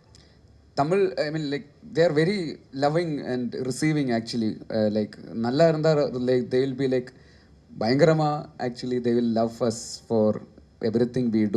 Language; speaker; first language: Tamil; non-native, learner; Malayalam